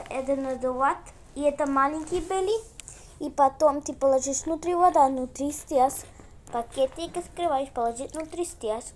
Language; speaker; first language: Russian; early bilingual, heritage; Russian